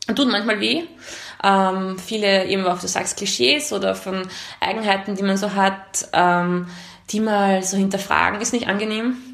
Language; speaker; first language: German; early bilingual, other home language; Hungarian